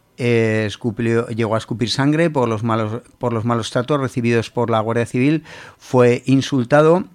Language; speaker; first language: Spanish; native; Spanish